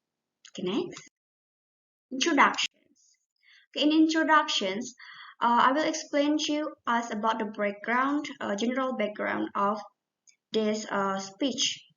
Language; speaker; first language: English; non-native, learner; Indonesian